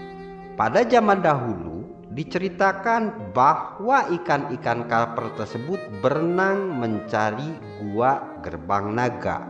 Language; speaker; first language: Indonesian; native; Indonesian